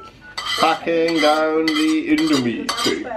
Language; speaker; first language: English; native; English